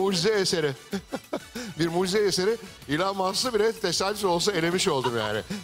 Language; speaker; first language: Turkish; native; Turkish